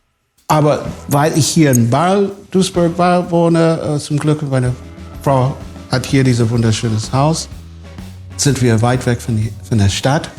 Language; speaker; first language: German; non-native, fluent; English